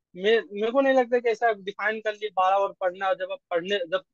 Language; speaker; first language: Hindi; native; Hindi